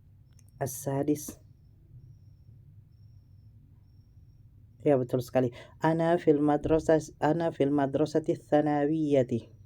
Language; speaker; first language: Arabic; non-native, learner; Indonesian